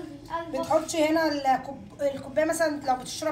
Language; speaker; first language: Arabic; native; Arabic